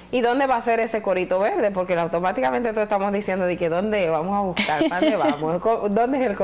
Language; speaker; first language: Spanish; native; Spanish